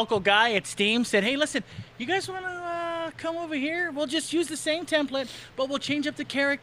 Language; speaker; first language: English; native; English